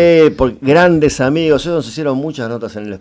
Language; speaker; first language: Spanish; native; Spanish